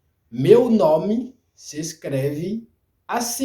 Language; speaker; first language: Portuguese; non-native, fluent; Haitian Creole